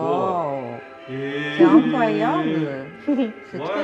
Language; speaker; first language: French; non-native, learner; Japanese